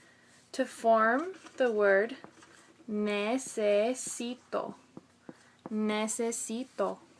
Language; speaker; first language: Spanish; non-native, fluent; English